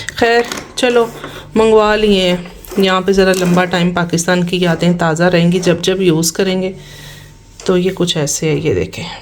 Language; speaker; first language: Urdu; native; Urdu